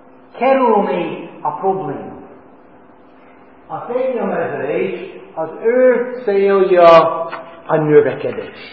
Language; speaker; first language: Hungarian; non-native, fluent; English